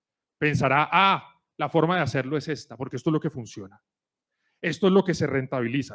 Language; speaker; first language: Spanish; native; Spanish